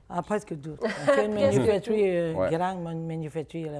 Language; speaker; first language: French; non-native, learner; Chinese